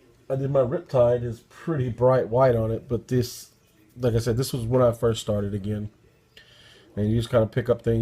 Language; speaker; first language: English; native; English